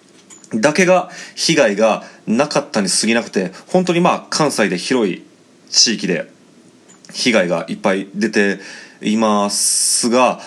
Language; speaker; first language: Japanese; native; Japanese